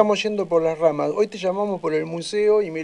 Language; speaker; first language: Spanish; native; Spanish